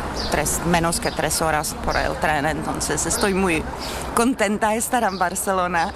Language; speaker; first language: Spanish; non-native, fluent; Czech